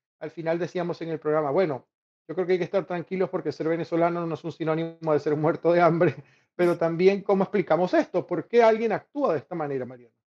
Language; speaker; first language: Spanish; native; Spanish